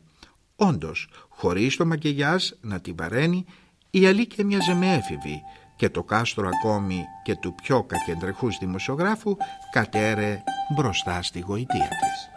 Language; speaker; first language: Greek; native; Greek